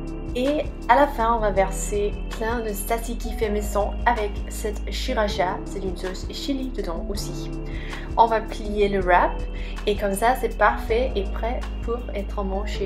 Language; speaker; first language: French; non-native, fluent; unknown